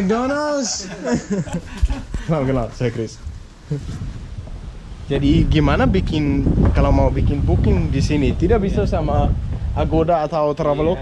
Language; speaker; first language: Indonesian; non-native, learner; Danish